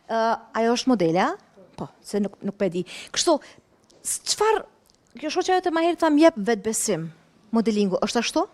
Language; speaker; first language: Albanian; native; Albanian